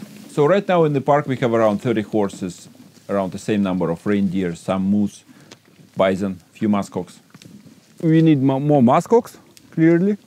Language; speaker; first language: English; non-native, fluent; Russian